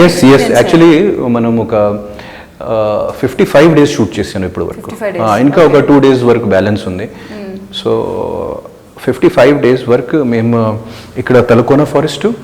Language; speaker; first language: Telugu; non-native, local second language; Hindi